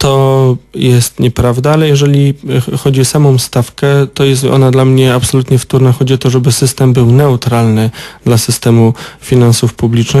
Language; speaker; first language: Polish; native; Polish